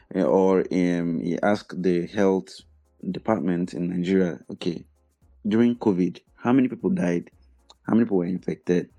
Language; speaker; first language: English; non-native, local second language; Igbo